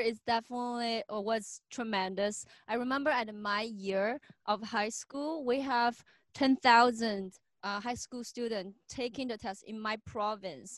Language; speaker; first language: English; non-native, fluent; Chinese